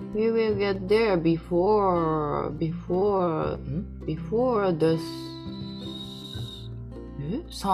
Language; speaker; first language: English; non-native, learner; Japanese